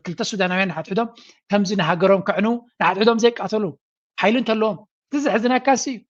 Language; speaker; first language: Tigrinya; native; Tigrinya